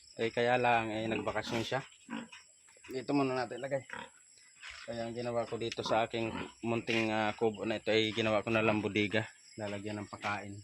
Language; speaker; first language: Filipino; native; Filipino